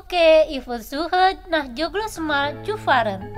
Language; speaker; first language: German; non-native, fluent; Indonesian